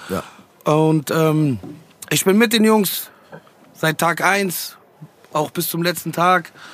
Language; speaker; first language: German; early bilingual, other home language; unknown